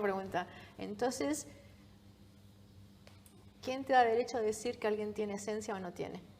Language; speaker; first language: Spanish; native; Spanish